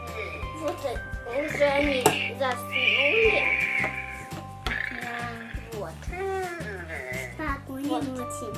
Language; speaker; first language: Russian; early bilingual, heritage; Russian